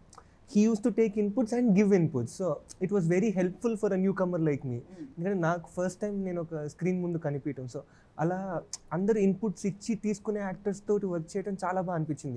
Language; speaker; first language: Telugu; native; Telugu